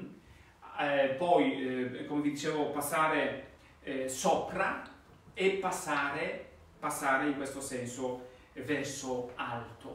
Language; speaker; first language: Italian; non-native, fluent; Polish